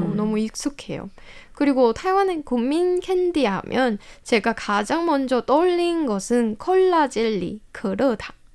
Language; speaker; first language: Korean; non-native, fluent; Chinese